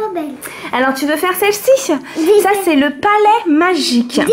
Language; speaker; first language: French; native; French